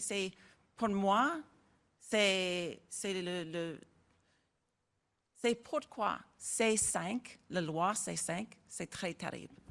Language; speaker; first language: French; non-native, learner; English